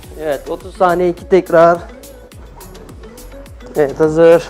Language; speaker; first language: Turkish; native; Turkish